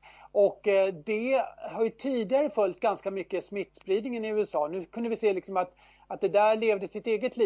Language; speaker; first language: Swedish; native; Swedish